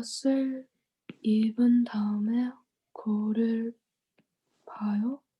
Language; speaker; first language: Korean; non-native, learner; English